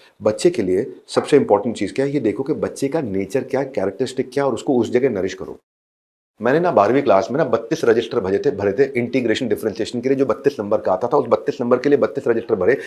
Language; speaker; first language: Hindi; native; Hindi